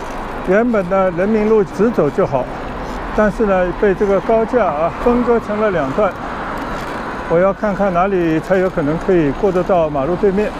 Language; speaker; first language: Chinese; non-native, local second language; Cantonese